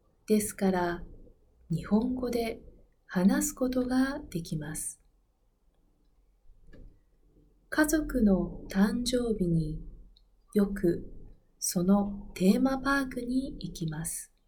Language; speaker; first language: Japanese; non-native, learner; Spanish